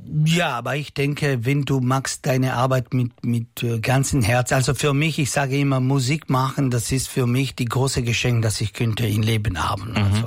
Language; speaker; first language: German; non-native, learner; Italian